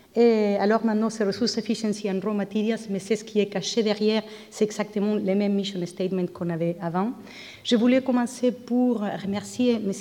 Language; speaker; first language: French; non-native, fluent; Spanish